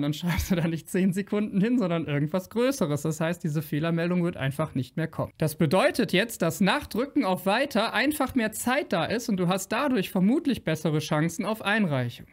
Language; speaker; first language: German; native; German